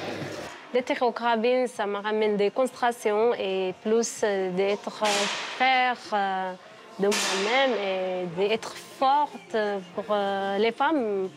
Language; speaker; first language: French; non-native, learner; Tigrinya